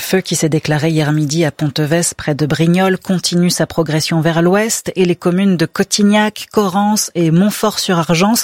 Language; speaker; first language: French; native; French